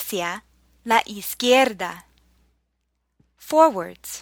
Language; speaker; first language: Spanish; non-native, fluent; English